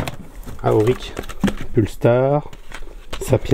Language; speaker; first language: French; native; French